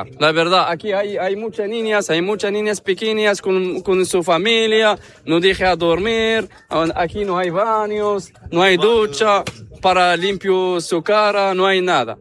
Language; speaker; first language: Spanish; non-native, learner; Arabic